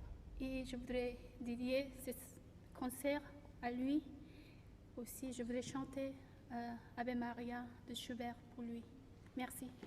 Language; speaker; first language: French; non-native, learner; Korean